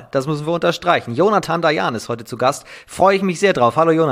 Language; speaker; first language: German; native; German